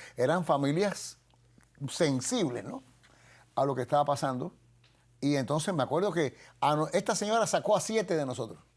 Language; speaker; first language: Spanish; native; Spanish